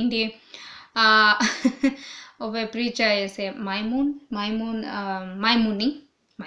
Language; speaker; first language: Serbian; non-native, learner; English